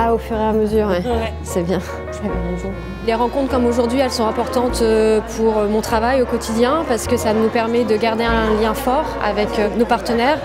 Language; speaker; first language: French; native; French